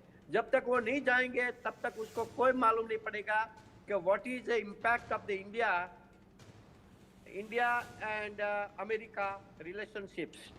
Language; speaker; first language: Hindi; non-native, local second language; Gujarati